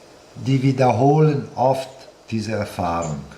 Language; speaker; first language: German; non-native, fluent; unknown